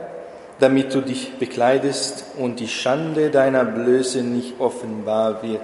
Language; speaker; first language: German; non-native, fluent; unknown